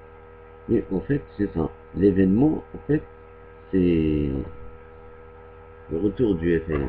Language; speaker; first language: French; non-native, local second language; Arabic